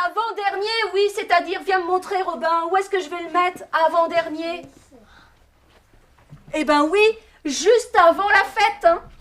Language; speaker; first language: French; native; French